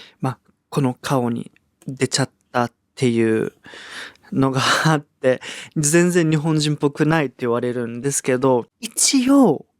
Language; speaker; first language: Japanese; early bilingual, other home language; Portuguese